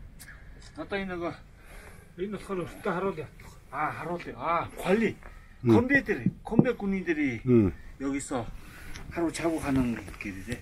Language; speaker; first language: Korean; non-native, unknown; Mongolian